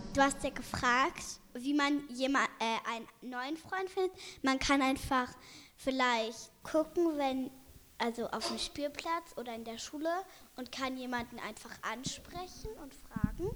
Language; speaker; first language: German; native; German